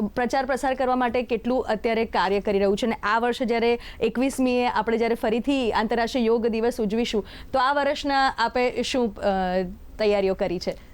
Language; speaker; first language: Gujarati; native; Gujarati